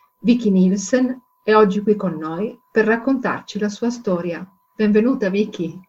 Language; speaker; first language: Italian; native; Italian